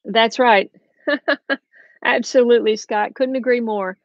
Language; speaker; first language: English; native; English